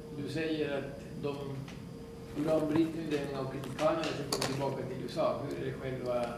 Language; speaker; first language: Swedish; non-native, fluent; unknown